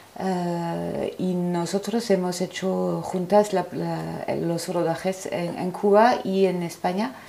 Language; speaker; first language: Spanish; non-native, fluent; French